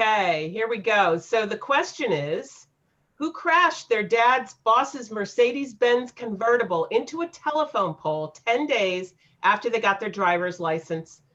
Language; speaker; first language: English; native; English